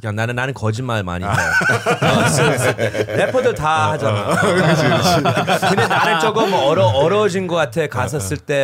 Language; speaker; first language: Korean; early bilingual, heritage; Korean